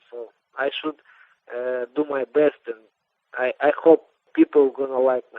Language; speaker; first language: English; non-native, learner; Russian